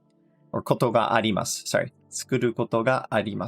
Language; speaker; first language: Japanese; non-native, fluent; English